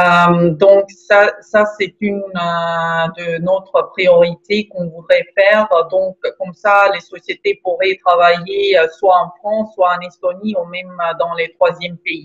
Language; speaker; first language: French; non-native, fluent; Estonian